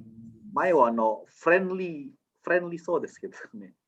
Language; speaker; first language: Japanese; non-native, learner; Indonesian